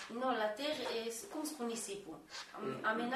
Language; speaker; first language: French; non-native, learner; Romanian